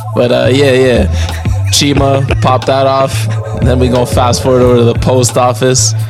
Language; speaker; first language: English; native; English